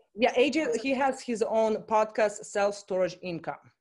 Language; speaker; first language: English; non-native, fluent; Russian